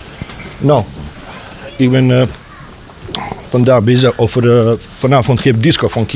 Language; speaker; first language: Dutch; non-native, learner; Bosnian